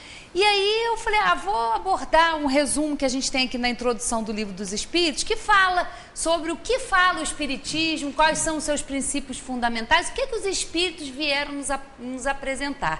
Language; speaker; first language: Portuguese; native; Portuguese